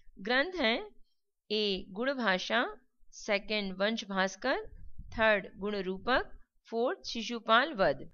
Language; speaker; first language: Hindi; native; Hindi